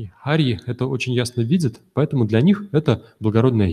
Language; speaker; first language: Russian; native; Russian